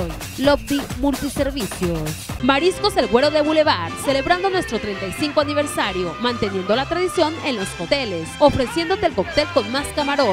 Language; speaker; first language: Spanish; native; Spanish